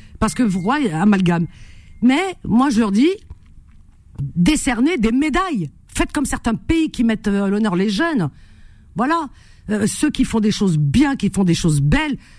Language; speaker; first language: French; native; French